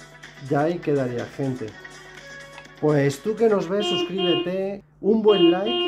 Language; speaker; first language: Spanish; native; Spanish